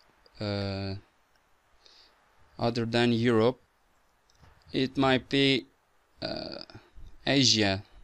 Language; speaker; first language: English; non-native, fluent; Turkish